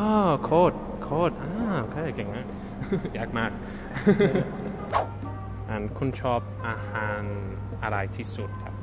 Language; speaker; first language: Thai; non-native, learner; English